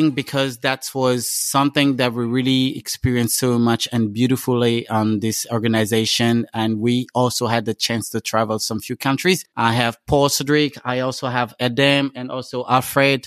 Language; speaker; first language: English; non-native, fluent; French